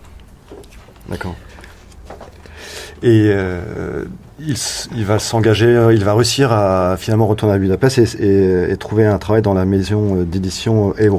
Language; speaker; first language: French; native; French